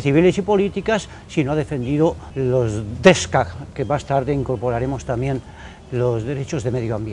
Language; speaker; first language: Spanish; native; Spanish